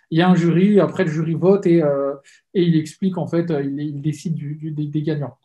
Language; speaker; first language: French; native; French